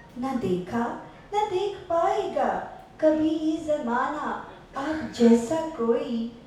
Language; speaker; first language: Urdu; non-native, local second language; Saraiki